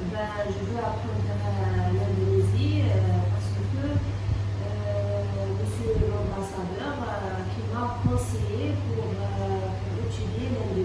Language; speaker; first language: French; non-native, local second language; Arabic